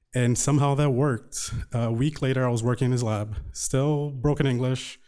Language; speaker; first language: English; non-native, fluent; Portuguese